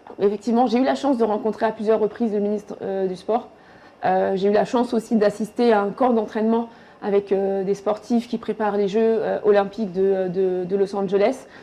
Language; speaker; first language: French; early bilingual, other home language; Bambara